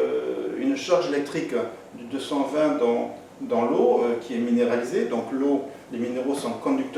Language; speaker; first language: French; native; French